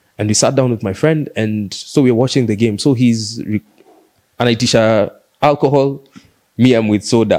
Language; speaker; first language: English; non-native, local second language; Swahili